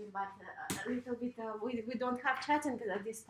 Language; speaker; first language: English; non-native, learner; Russian